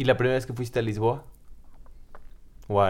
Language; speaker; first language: Spanish; native; Spanish